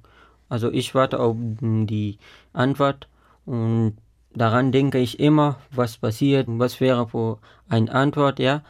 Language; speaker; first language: German; non-native, fluent; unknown